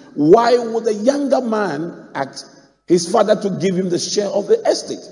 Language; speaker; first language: English; non-native, local second language; Akan